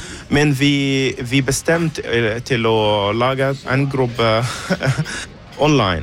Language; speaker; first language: Norwegian; non-native, learner; Arabic